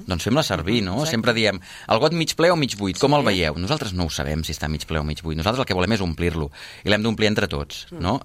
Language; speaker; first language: Catalan; native; Catalan